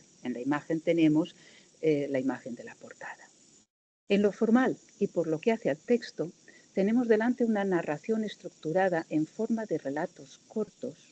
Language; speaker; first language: Spanish; native; Spanish